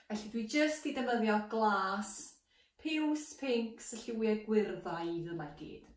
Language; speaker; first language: Welsh; native; Welsh